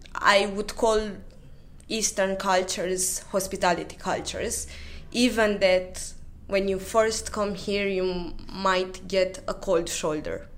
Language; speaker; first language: English; non-native, fluent; Romanian